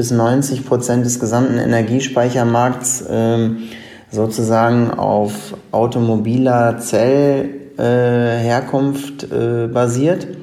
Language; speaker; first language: German; native; German